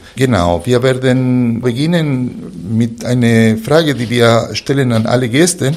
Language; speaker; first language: German; non-native, fluent; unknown